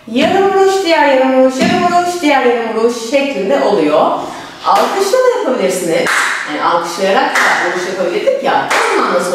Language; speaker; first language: Turkish; native; Turkish